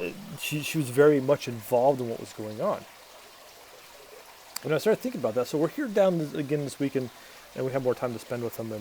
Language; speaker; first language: English; native; English